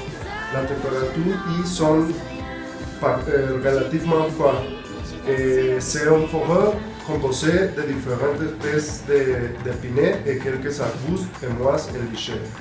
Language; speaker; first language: French; non-native, learner; Spanish